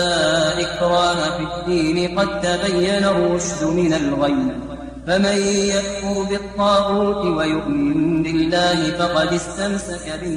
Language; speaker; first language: Arabic; native; Arabic